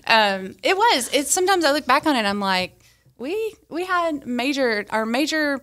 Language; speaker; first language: English; native; English